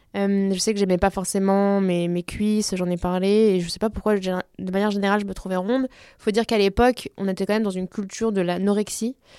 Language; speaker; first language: French; early bilingual, other home language; Spanish